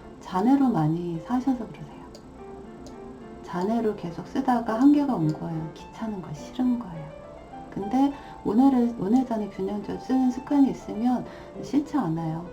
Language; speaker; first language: Korean; native; Korean